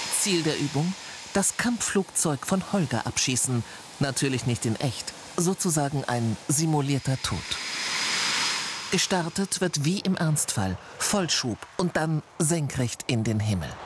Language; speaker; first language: German; native; German